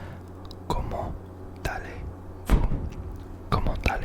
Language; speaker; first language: French; non-native, learner; English